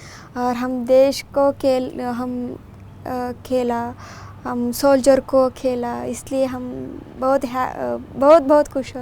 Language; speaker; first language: Hindi; non-native, local second language; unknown